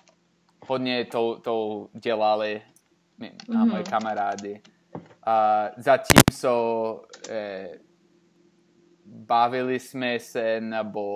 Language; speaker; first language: Czech; non-native, learner; English